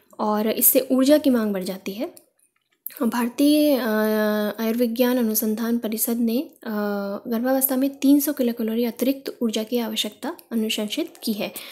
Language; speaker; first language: Hindi; native; Hindi